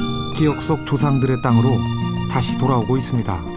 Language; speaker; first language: Korean; native; Korean